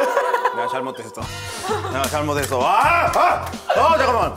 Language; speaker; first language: Korean; non-native, fluent; Spanish